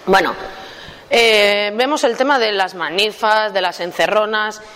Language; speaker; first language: Spanish; native; Spanish